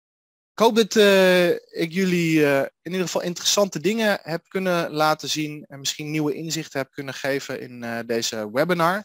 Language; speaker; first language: Dutch; native; Dutch